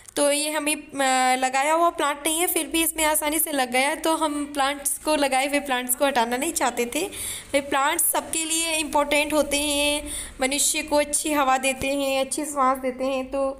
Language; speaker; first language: Hindi; native; Hindi